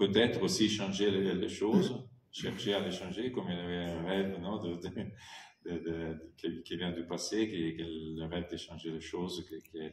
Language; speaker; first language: French; non-native, fluent; Italian